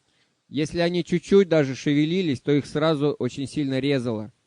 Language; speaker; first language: Russian; native; Russian